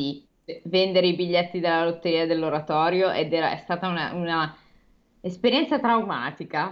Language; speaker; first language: Italian; native; Italian